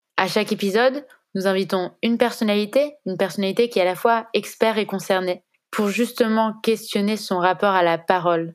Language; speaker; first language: French; native; French